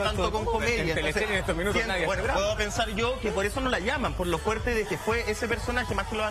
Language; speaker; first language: Spanish; native; Spanish